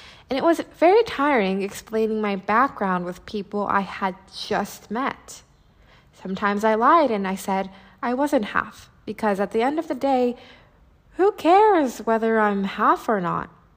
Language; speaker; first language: English; early bilingual, other home language; Japanese